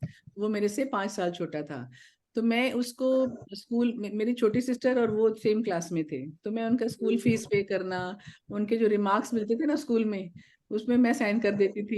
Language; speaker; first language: Hindi; native; Hindi